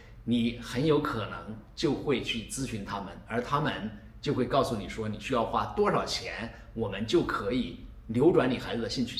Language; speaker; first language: Chinese; native; Chinese